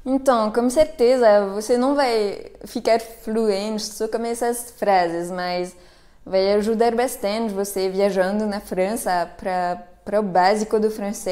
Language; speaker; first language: Portuguese; non-native, fluent; French